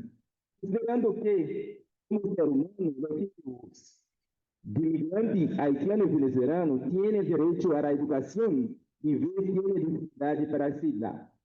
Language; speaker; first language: Portuguese; non-native, fluent; Haitian Creole